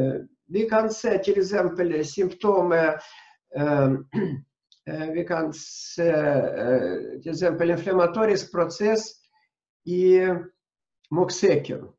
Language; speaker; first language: Swedish; non-native, fluent; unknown